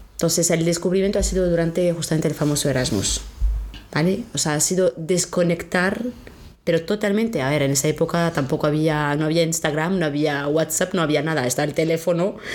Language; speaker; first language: Spanish; non-native, fluent; French